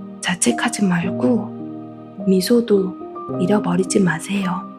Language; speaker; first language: Korean; non-native, fluent; Vietnamese